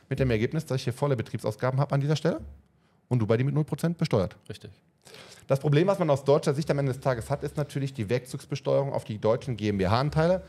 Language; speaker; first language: German; native; German